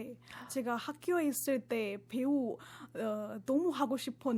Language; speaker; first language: Korean; non-native, fluent; Marathi